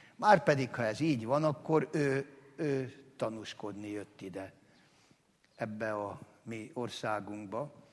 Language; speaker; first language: Hungarian; native; Hungarian